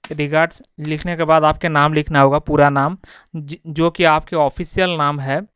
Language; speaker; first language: Hindi; non-native, local second language; Bangla